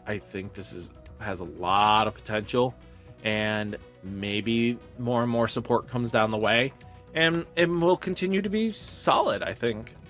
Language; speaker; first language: English; native; English